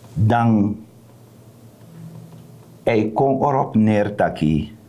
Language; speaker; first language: Dutch; non-native, local second language; Sranan Tongo